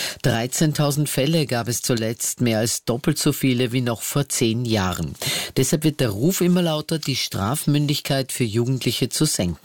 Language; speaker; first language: German; native; German